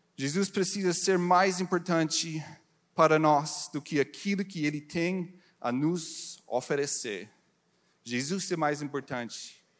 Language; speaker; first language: Portuguese; non-native, learner; English